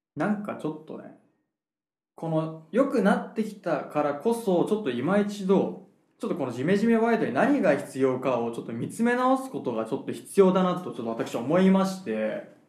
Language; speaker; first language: Japanese; native; Japanese